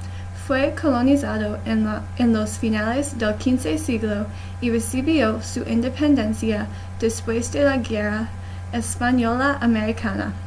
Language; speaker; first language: Spanish; non-native, learner; English